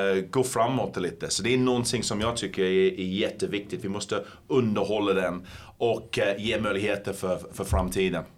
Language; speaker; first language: Swedish; non-native, fluent; English